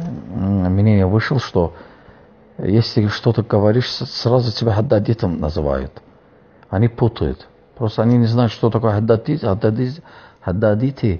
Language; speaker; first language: Russian; non-native, fluent; Azerbaijani